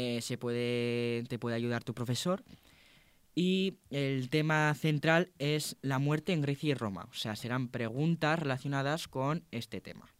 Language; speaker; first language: Spanish; native; Spanish